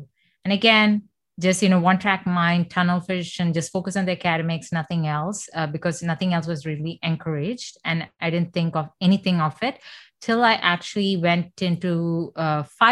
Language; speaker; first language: English; non-native, fluent; Malayalam